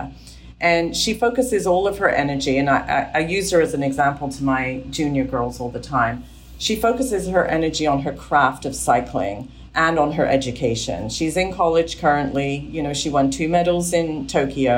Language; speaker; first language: English; native; English